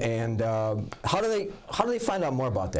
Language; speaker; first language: English; native; English